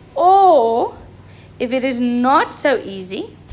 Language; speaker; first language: English; non-native, local second language; Afrikaans